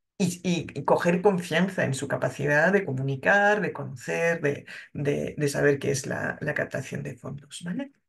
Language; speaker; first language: Spanish; non-native, fluent; French